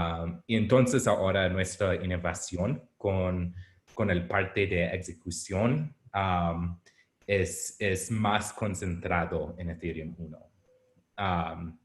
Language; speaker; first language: Spanish; non-native, learner; English